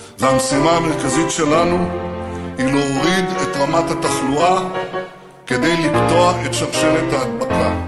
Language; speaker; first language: Hebrew; native; Hebrew